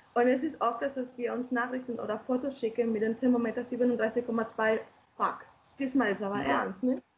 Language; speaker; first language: German; non-native, fluent; Spanish